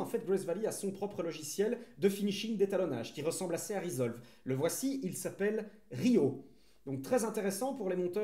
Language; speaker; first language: French; native; French